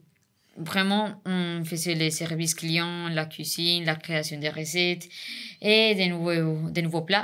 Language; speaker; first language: French; non-native, fluent; Spanish